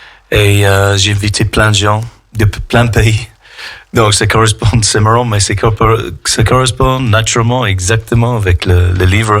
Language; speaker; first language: French; non-native, fluent; English